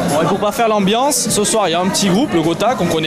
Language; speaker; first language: French; native; French